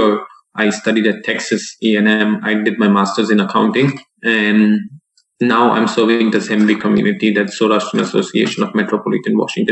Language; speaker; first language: English; non-native, local second language; Gujarati